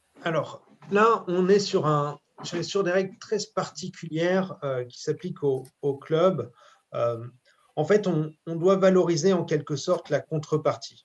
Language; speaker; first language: French; native; French